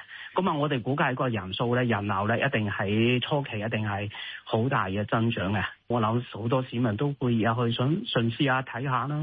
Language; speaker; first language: Cantonese; native; Cantonese